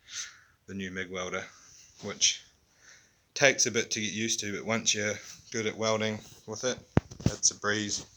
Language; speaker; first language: English; native; English